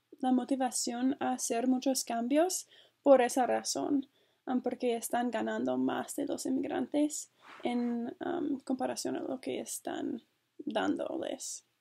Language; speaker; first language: Spanish; non-native, fluent; English